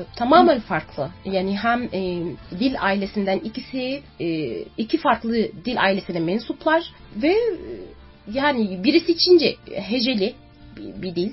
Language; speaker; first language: Turkish; native; Turkish